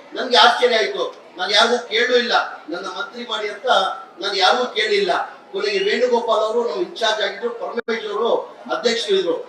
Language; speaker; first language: Kannada; non-native, local second language; Urdu